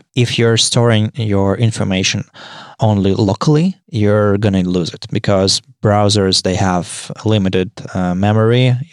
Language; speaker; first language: English; non-native, fluent; Russian